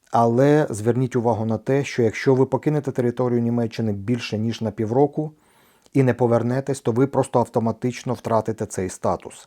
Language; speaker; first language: Ukrainian; native; Ukrainian